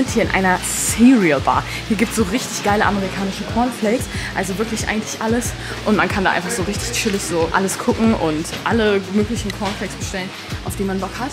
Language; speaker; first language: German; native; German